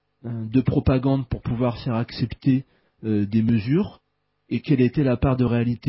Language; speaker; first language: French; native; French